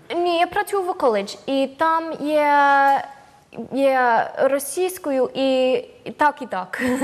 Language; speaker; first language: Ukrainian; non-native, learner; English